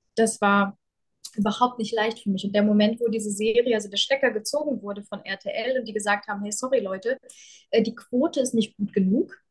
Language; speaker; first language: German; early bilingual, other home language; Russian